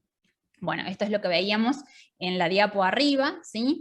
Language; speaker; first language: Spanish; native; Spanish